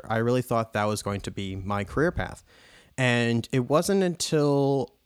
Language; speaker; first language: English; native; English